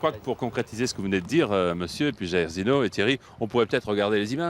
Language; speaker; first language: French; native; French